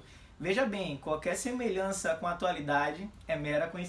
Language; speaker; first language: Portuguese; native; Portuguese